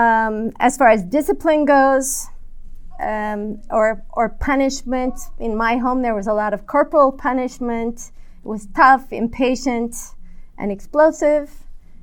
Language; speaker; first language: English; native; English